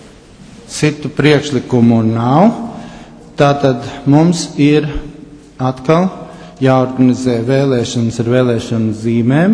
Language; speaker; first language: Latvian; native; Latvian